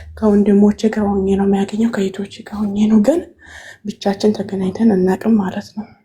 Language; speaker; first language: Amharic; native; Amharic